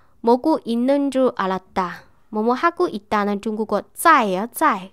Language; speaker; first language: Korean; non-native, fluent; Chinese